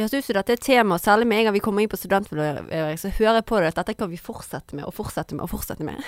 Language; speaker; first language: Norwegian; native; Norwegian